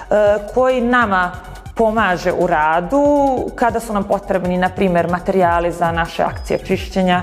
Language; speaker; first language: Bosnian; native; Bosnian